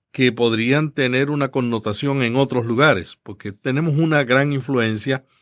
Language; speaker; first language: Spanish; native; Spanish